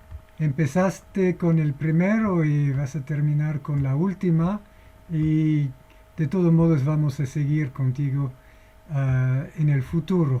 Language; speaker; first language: Spanish; non-native, fluent; English